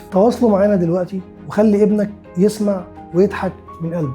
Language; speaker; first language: Arabic; native; Arabic